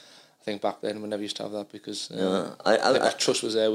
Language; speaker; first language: English; native; English